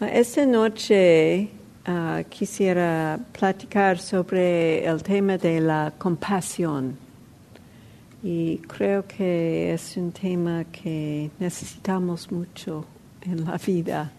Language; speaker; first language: Spanish; non-native, fluent; English